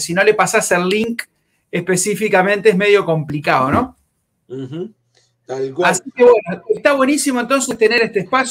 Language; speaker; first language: Spanish; native; Spanish